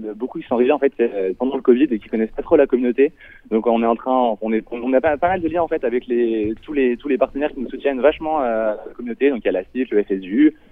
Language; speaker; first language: French; native; French